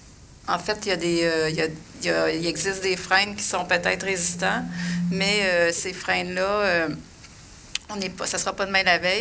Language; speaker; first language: French; native; French